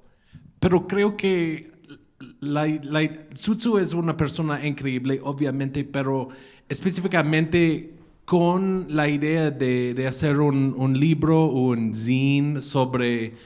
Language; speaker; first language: Spanish; non-native, fluent; English